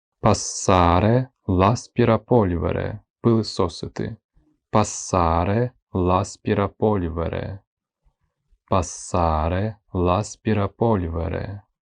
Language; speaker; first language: Italian; non-native, fluent; Ukrainian